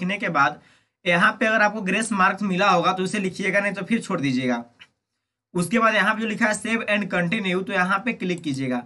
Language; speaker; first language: Hindi; native; Hindi